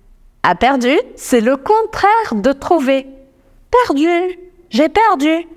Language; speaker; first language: French; non-native, fluent; Spanish